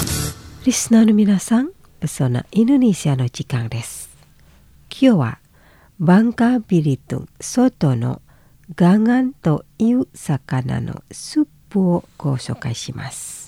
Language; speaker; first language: Japanese; non-native, fluent; Indonesian